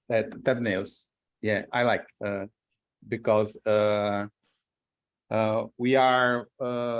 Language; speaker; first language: English; non-native, learner; Portuguese